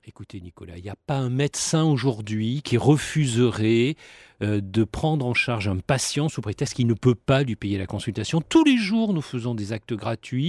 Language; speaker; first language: French; native; French